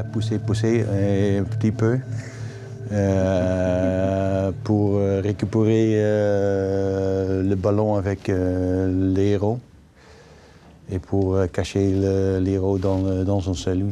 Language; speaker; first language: French; non-native, learner; Dutch